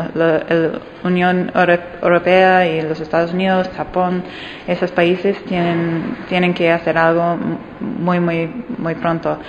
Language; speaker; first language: Spanish; non-native, fluent; English